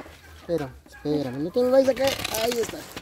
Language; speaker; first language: Spanish; native; Spanish